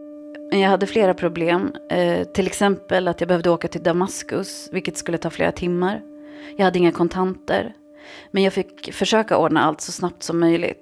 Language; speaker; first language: Swedish; early bilingual, other home language; Arabic